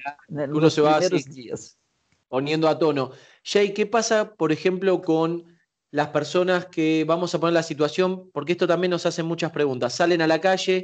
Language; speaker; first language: Spanish; native; Spanish